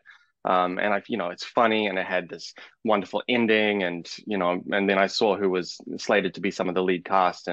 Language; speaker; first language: English; native; English